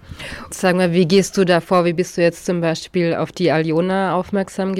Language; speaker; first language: German; native; German